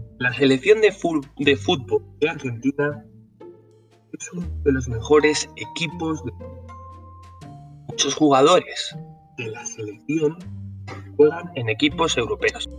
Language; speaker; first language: Spanish; non-native, learner; Norwegian